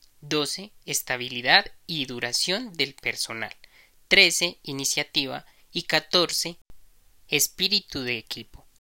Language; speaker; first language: Spanish; native; Spanish